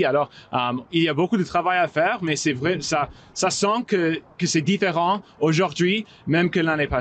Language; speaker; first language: French; non-native, local second language; English